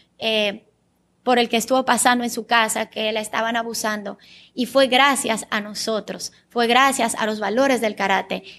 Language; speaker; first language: Spanish; early bilingual, other home language; Bulgarian